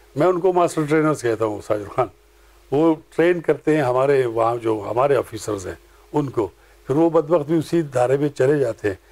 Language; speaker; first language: Urdu; non-native, local second language; Pashto